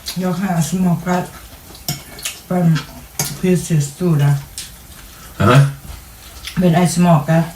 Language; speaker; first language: Swedish; non-native, learner; Thai